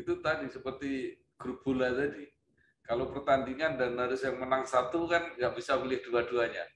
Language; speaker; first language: Indonesian; native; Indonesian